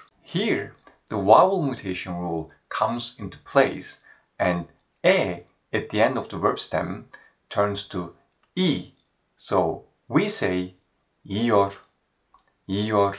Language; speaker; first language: English; non-native, fluent; Turkish